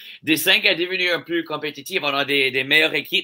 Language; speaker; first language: French; non-native, local second language; English